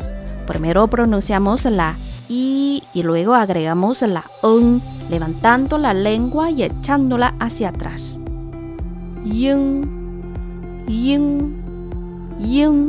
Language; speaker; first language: Spanish; non-native, fluent; Chinese